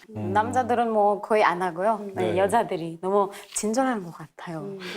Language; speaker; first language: Korean; non-native, fluent; Filipino